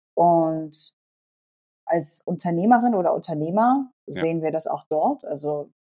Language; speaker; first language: German; non-native, local second language; Polish